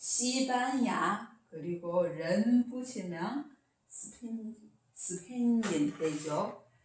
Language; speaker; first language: Korean; non-native, learner; Chinese